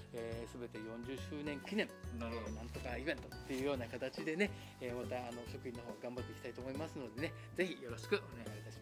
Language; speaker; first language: Japanese; native; Japanese